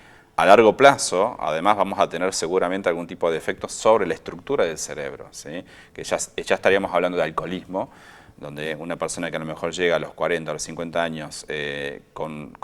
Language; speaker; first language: Spanish; native; Spanish